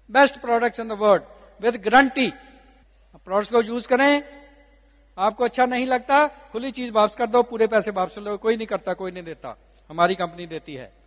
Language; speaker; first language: Hindi; non-native, local second language; Punjabi